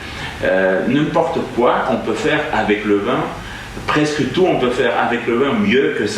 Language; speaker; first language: French; non-native, fluent; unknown